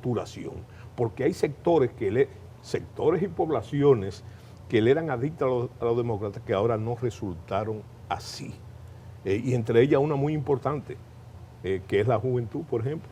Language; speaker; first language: Spanish; native; Spanish